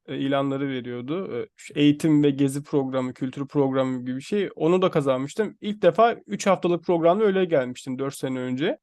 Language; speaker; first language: Turkish; native; Turkish